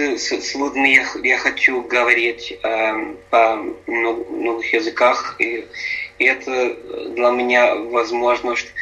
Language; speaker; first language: Russian; non-native, learner; English